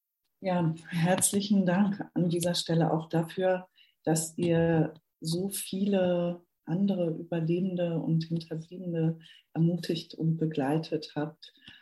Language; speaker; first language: German; native; German